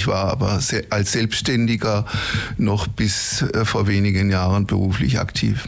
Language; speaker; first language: German; native; German